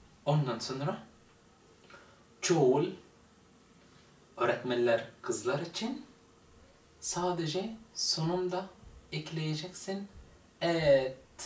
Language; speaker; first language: Turkish; non-native, fluent; Arabic